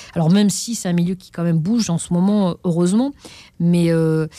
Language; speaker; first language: French; native; French